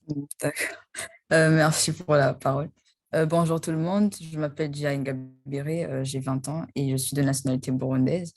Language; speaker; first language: French; non-native, local second language; Rundi